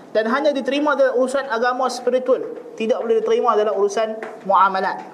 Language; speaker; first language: Malay; native; Malay